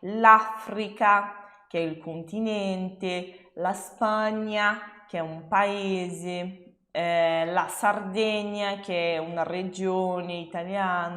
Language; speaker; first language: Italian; non-native, fluent; Portuguese